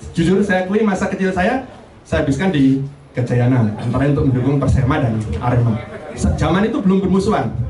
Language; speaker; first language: Indonesian; native; Indonesian